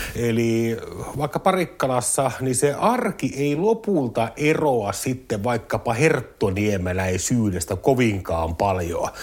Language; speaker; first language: Finnish; native; Finnish